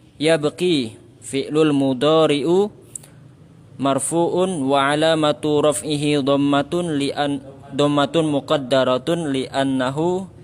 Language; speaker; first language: Arabic; non-native, learner; Indonesian